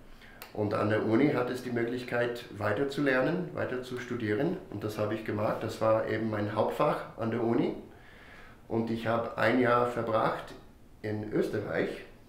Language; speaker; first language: German; non-native, fluent; English